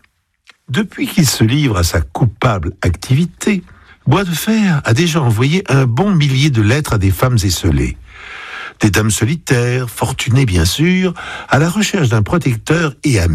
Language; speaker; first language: French; native; French